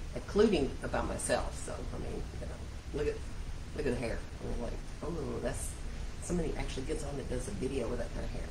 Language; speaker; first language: English; native; English